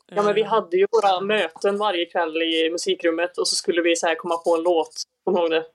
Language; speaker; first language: Swedish; native; Swedish